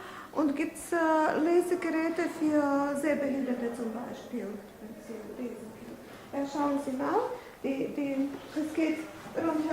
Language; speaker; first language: German; non-native, fluent; Bosnian